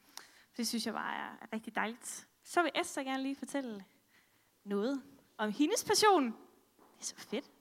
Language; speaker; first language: Danish; native; Danish